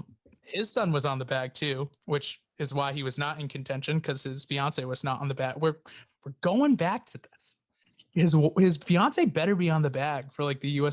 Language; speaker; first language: English; native; English